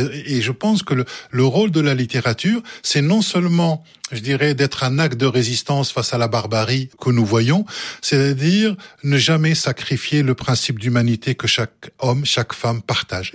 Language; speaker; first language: French; early bilingual, other home language; Arabic